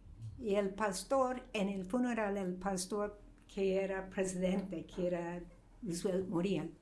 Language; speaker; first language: Spanish; non-native, fluent; English